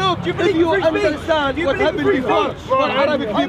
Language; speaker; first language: English; non-native, learner; Arabic